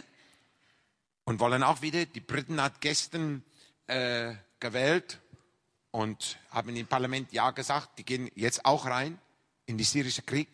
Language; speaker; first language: German; non-native, fluent; English